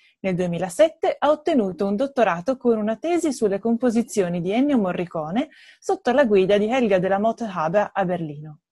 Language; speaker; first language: Italian; native; Italian